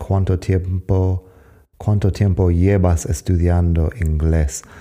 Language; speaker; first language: Spanish; non-native, fluent; English